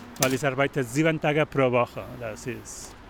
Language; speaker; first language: German; non-native, learner; Spanish